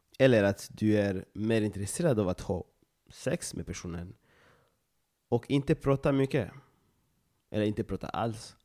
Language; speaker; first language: Swedish; non-native, fluent; Lingala